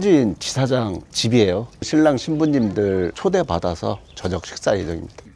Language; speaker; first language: Korean; native; Korean